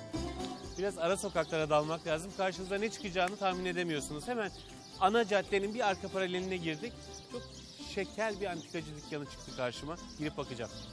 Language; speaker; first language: Turkish; native; Turkish